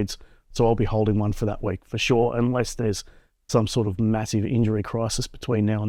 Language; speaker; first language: English; native; English